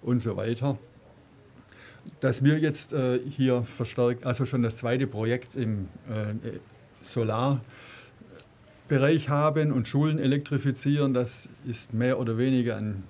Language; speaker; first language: German; native; German